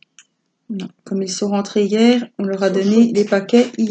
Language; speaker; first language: French; native; French